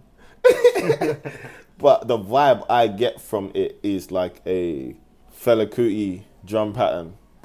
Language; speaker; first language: English; native; English